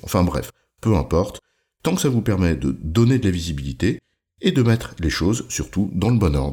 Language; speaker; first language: French; native; French